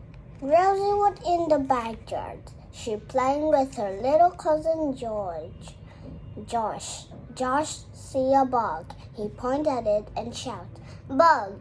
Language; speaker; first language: English; non-native, learner; Vietnamese